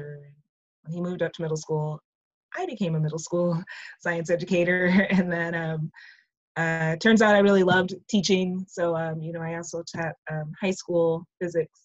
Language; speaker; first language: English; native; English